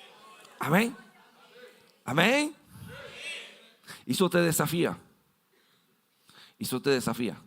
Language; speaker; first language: Portuguese; non-native, fluent; Spanish